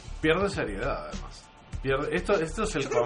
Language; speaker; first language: Spanish; native; Spanish